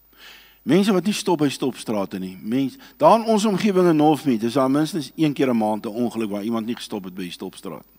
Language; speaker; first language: Afrikaans; native; Afrikaans